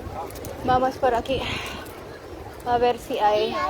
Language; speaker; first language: Spanish; non-native, learner; Filipino